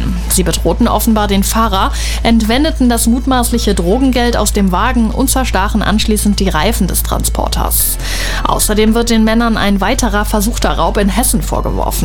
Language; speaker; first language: German; native; German